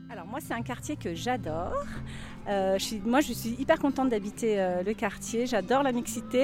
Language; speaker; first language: French; native; French